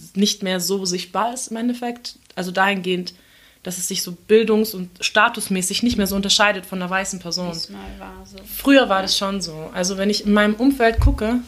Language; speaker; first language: German; early bilingual, other home language; Turkish